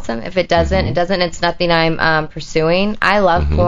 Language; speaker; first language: English; native; English